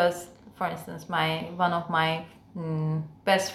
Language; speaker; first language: English; non-native, fluent; Turkish